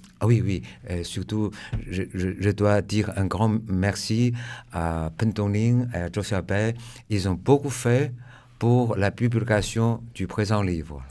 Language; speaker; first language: French; non-native, fluent; Chinese